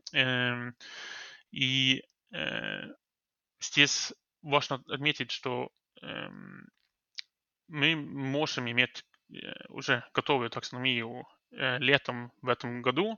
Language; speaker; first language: Russian; non-native, fluent; Norwegian